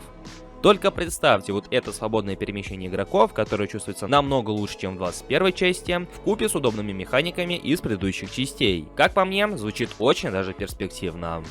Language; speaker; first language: Russian; native; Russian